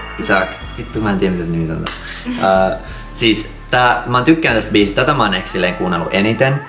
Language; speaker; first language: Finnish; native; Finnish